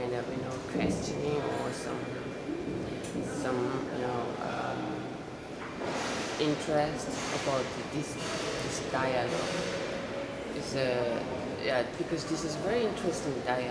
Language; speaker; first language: English; non-native, learner; Korean